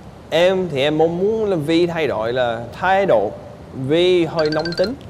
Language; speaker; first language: Vietnamese; early bilingual, heritage; Vietnamese